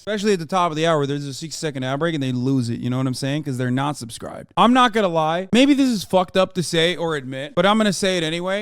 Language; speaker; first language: English; native; English